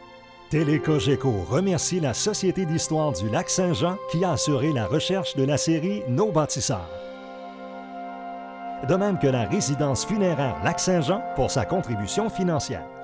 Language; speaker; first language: French; native; French